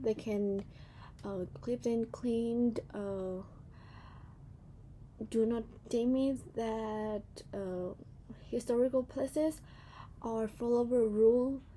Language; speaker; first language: English; non-native, learner; Vietnamese